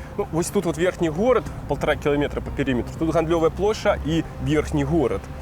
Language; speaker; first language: Belarusian; non-native, local second language; Russian